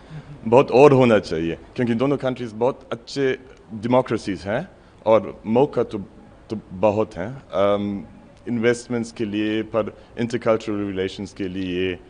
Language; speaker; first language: Hindi; non-native, learner; German